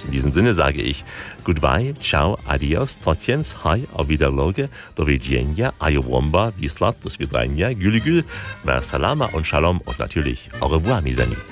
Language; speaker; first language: German; native; German